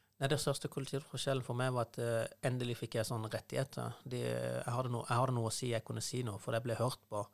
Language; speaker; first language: Norwegian; non-native, fluent; Persian